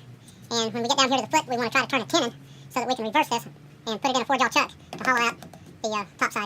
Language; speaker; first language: English; native; English